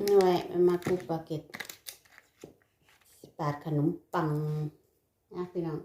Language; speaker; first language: French; non-native, learner; Thai